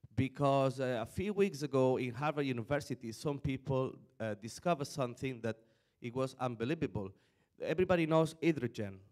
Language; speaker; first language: English; non-native, fluent; Spanish